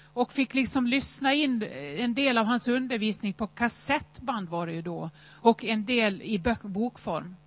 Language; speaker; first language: Swedish; native; Swedish